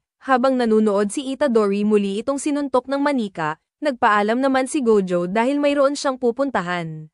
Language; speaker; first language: Filipino; native; Filipino